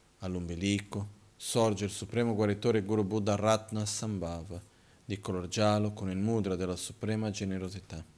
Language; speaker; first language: Italian; non-native, fluent; Portuguese